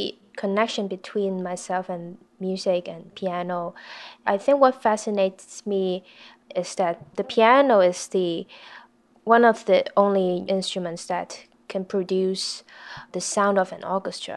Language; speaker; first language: English; non-native, local second language; Cantonese